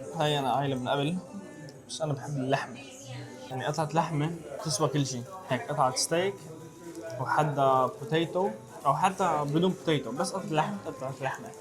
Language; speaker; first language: Arabic; early bilingual, heritage; Arabic